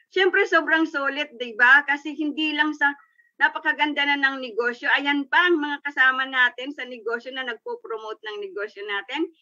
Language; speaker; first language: Filipino; native; Filipino